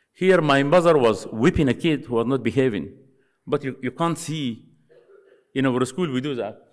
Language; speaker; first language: English; non-native, fluent; Arabic